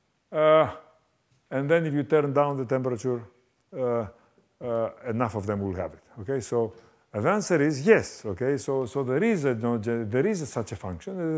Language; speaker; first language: English; non-native, fluent; Greek